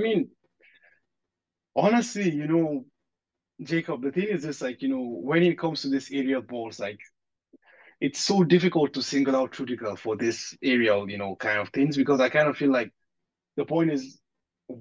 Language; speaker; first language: English; non-native, local second language; Hausa